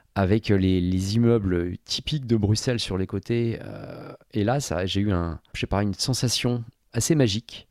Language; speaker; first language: French; native; French